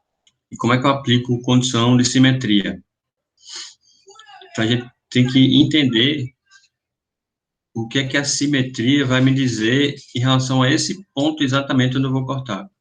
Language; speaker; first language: Portuguese; native; Portuguese